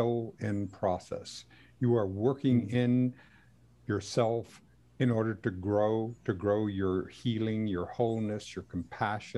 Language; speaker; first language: English; non-native, fluent; Spanish